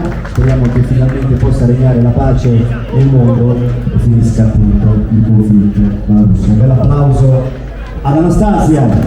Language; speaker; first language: Italian; native; Italian